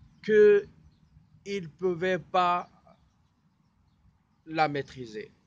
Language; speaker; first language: French; non-native, fluent; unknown